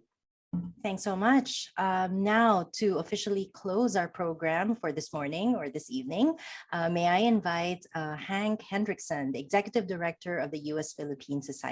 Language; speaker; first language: English; non-native, local second language; Filipino